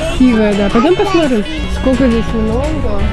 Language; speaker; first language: Russian; native; Russian